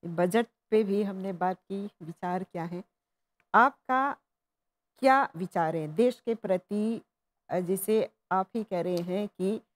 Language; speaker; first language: Hindi; non-native, local second language; Morisyen